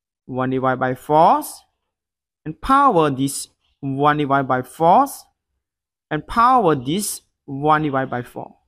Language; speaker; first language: English; non-native, learner; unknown